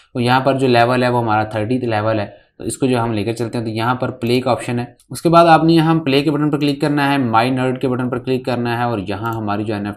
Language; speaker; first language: Hindi; native; Hindi